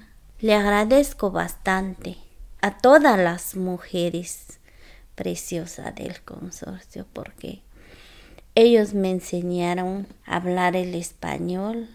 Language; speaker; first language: Spanish; non-native, local second language; Zapotec